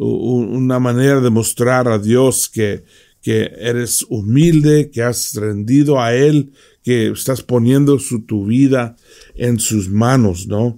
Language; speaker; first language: Spanish; non-native, fluent; English